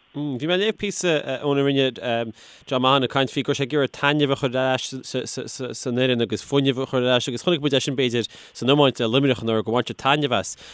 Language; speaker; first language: Irish; native; Irish